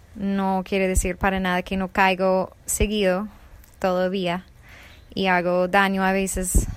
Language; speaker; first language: Spanish; non-native, fluent; English